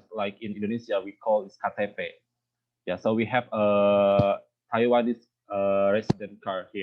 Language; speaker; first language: English; non-native, learner; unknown